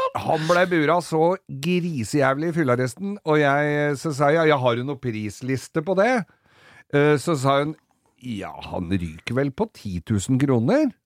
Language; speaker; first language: Norwegian; native; Norwegian